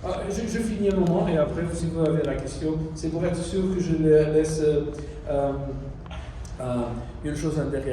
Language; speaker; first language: French; non-native, fluent; Portuguese